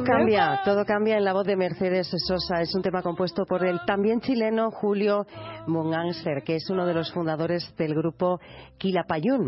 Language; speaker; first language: Spanish; native; Spanish